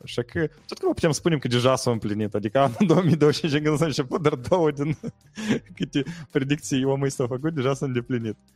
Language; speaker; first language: Romanian; native; Romanian